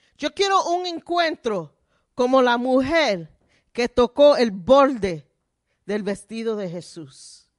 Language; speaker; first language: Spanish; early bilingual, heritage; Spanish